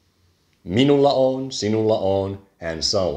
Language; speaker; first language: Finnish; non-native, fluent; English